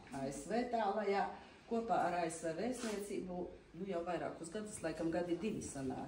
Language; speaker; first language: Latvian; native; Latvian